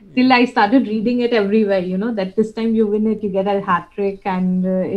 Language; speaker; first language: English; non-native, local second language; Bangla